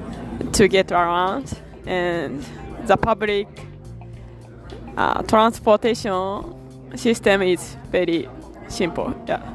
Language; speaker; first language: English; non-native, learner; Japanese